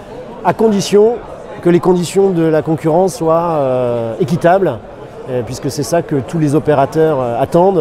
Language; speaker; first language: French; native; French